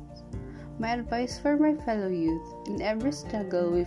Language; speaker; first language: English; non-native, local second language; Filipino